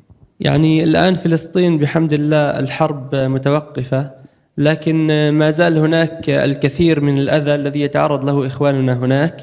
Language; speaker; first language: Arabic; native; Arabic